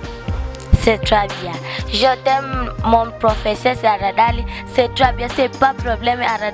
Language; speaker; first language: French; non-native, learner; Swahili